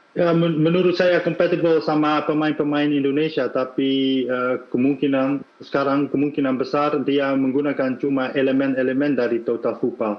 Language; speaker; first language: Indonesian; non-native, fluent; Dutch